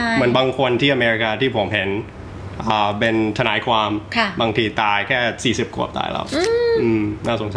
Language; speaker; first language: Thai; early bilingual, heritage; Thai